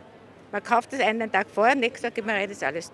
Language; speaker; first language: German; native; German